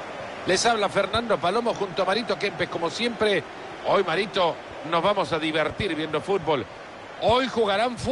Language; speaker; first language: Spanish; native; Spanish